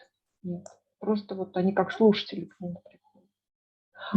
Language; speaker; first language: Russian; native; Russian